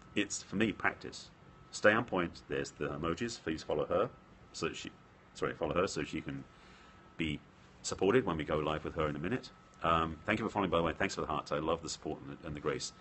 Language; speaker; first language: English; native; English